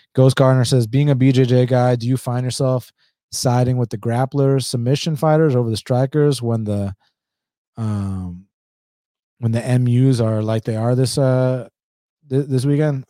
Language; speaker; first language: English; early bilingual, other home language; Spanish